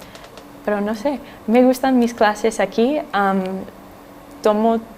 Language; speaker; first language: Spanish; non-native, fluent; English